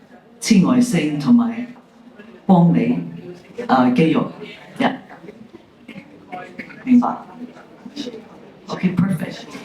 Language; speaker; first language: Cantonese; early bilingual, heritage; English